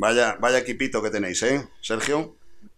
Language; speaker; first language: Spanish; native; Spanish